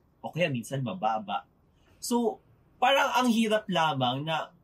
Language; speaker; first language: Filipino; native; Filipino